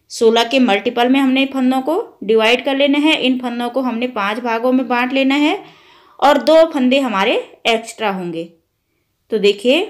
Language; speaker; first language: Hindi; native; Hindi